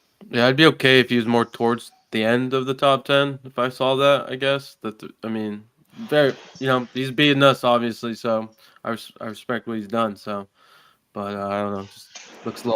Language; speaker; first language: English; native; English